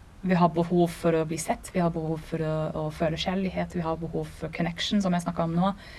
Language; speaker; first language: Norwegian; non-native, fluent; English